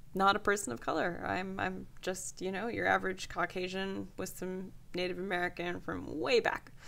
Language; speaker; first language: English; native; English